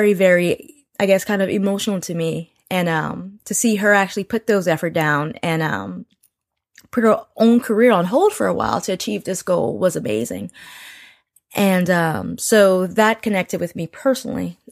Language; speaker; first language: English; early bilingual, other home language; Yoruba